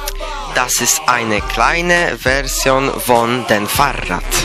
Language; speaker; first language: German; non-native, learner; Polish